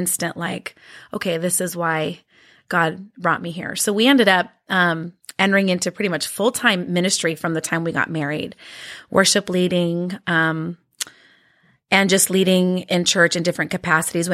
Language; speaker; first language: English; early bilingual, other home language; Norwegian